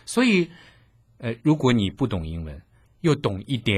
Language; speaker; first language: Chinese; native; Chinese